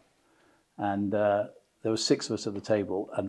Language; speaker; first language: English; native; English